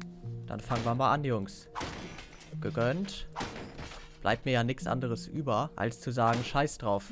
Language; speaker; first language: German; native; German